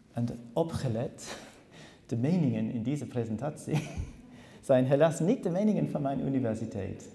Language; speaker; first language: Dutch; non-native, learner; English